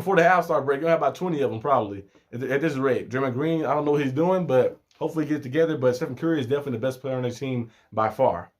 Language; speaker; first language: English; native; English